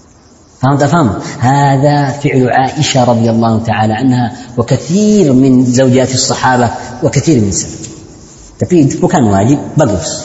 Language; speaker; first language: Arabic; non-native, fluent; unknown